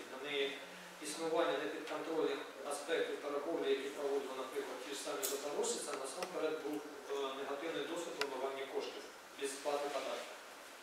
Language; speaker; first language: Ukrainian; native; Ukrainian